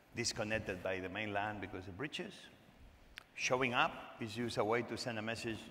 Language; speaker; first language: English; non-native, fluent; Spanish